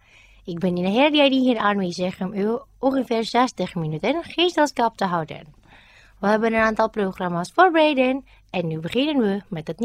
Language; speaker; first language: Dutch; non-native, fluent; Indonesian